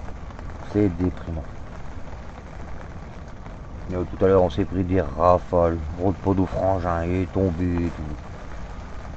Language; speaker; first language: French; native; French